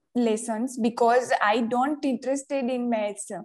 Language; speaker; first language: English; non-native, local second language; Gujarati